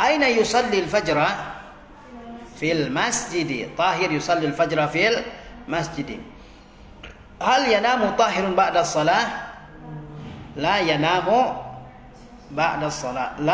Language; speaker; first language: Arabic; non-native, fluent; Indonesian